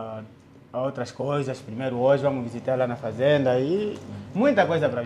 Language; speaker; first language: Portuguese; non-native, learner; Vietnamese